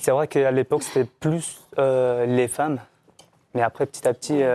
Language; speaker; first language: French; native; French